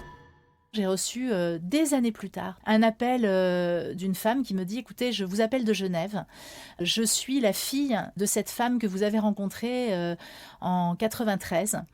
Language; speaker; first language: French; native; French